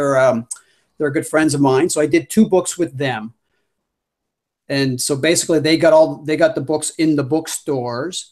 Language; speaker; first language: English; native; English